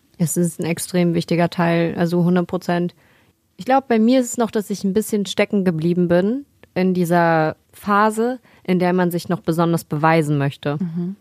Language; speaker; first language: German; early bilingual, other home language; Spanish